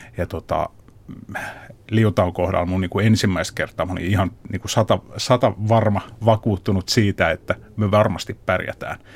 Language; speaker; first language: Finnish; native; Finnish